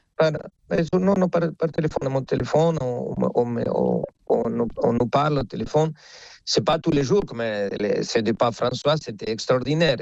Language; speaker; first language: French; non-native, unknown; Spanish